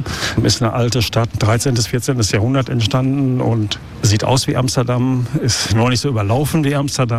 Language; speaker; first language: German; native; German